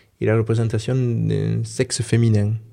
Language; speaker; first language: Spanish; non-native, learner; French